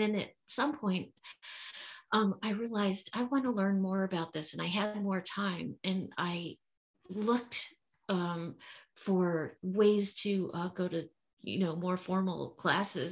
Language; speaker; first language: English; native; English